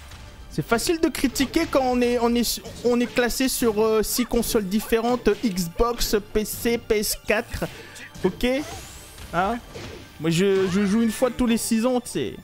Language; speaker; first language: French; native; French